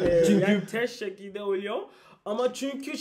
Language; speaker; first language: Turkish; non-native, learner; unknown